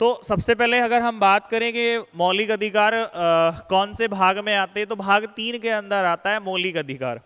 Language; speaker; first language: Hindi; native; Hindi